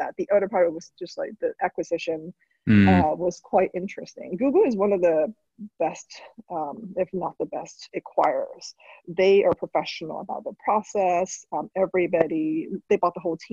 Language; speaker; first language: English; non-native, local second language; Cantonese